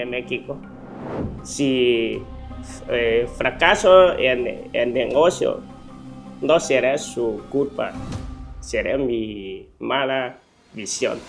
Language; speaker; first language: Spanish; non-native, learner; Chinese